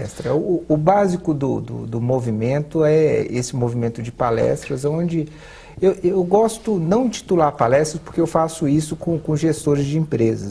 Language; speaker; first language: Portuguese; native; Portuguese